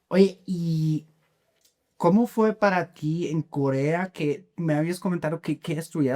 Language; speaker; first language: Spanish; non-native, fluent; German